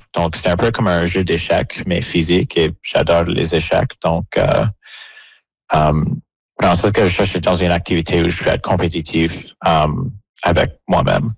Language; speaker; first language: French; native; French